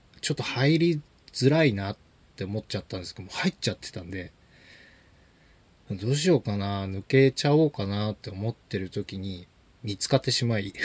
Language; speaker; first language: Japanese; native; Japanese